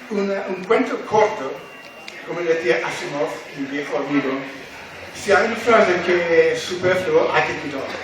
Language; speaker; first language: Spanish; non-native, fluent; English